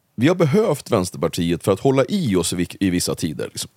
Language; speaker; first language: Swedish; native; Swedish